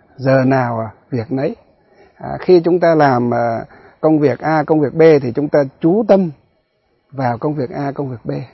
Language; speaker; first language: Vietnamese; non-native, local second language; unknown